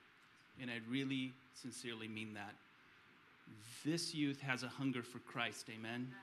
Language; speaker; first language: English; early bilingual, other home language; Romanian